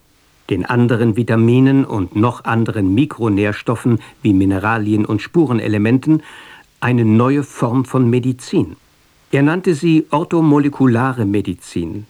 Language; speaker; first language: German; native; German